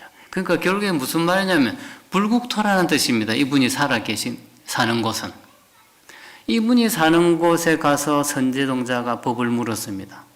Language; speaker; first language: Korean; native; Korean